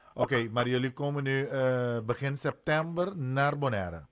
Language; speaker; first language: Dutch; non-native, local second language; Papiamento